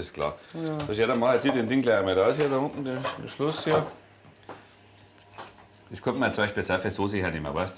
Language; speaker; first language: German; native; German